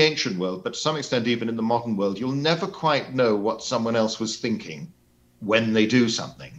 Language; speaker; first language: English; native; English